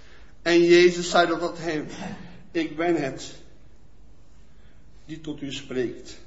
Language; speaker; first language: Dutch; non-native, fluent; Portuguese